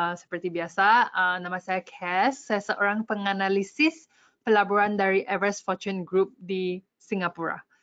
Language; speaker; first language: Malay; non-native, local second language; English